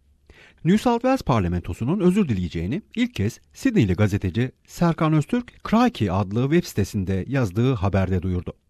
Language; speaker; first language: Turkish; native; Turkish